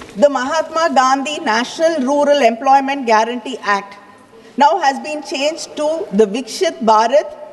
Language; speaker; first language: English; non-native, local second language; Tamil